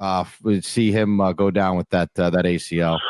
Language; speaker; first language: English; native; English